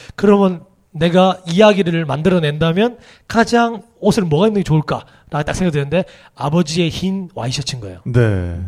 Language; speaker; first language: Korean; native; Korean